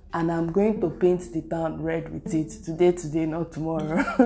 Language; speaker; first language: English; non-native, local second language; Igbo